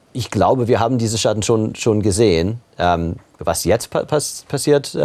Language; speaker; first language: German; non-native, fluent; English